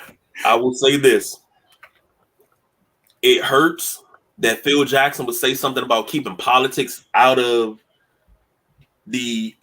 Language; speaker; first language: English; native; English